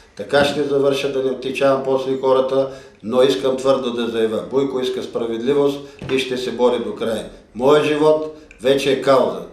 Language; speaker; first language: Bulgarian; native; Bulgarian